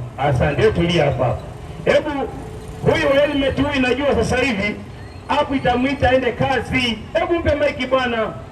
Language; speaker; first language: Swahili; non-native, local second language; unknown